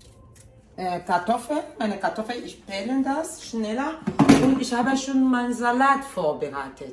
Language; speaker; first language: German; non-native, fluent; Lingala